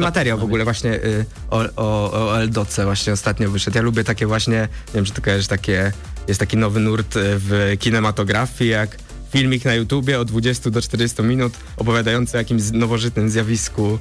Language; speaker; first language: Polish; native; Polish